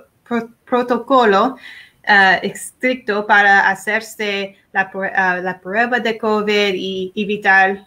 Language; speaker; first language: Spanish; non-native, learner; English